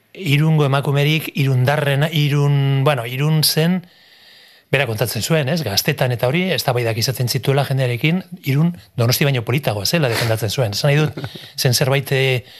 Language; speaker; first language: Basque; non-native, local second language; Spanish